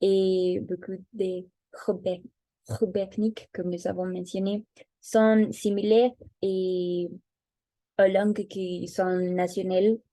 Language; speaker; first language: French; non-native, learner; Spanish